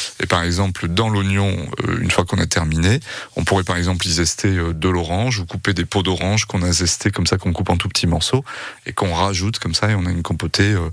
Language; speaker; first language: French; native; French